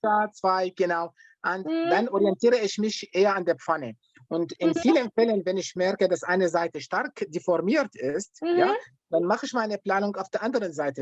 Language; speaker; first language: German; non-native, fluent; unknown